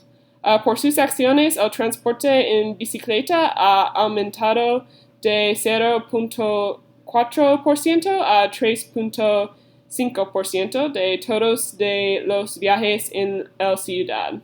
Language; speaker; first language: Spanish; non-native, learner; English